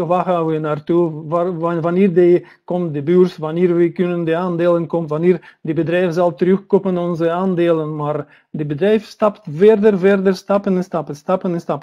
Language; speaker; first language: Dutch; non-native, learner; Russian